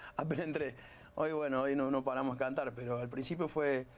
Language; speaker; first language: Spanish; native; Spanish